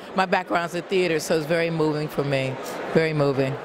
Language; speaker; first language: English; native; English